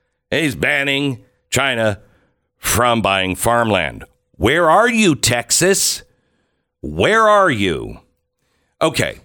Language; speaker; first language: English; native; English